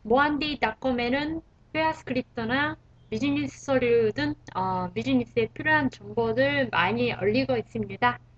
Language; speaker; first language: Korean; non-native, fluent; Japanese